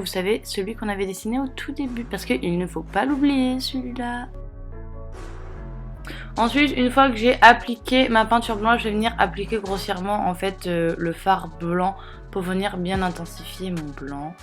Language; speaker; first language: French; native; French